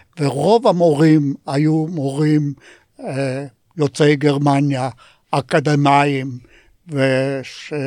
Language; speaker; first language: Hebrew; non-native, fluent; Polish